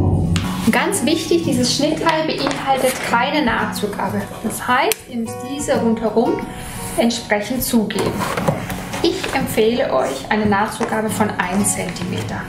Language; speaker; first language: German; native; German